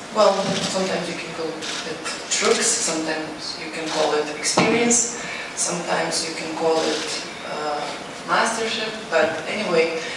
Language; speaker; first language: English; non-native, fluent; Uzbek